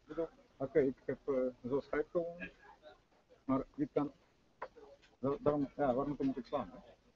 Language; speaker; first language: Dutch; non-native, learner; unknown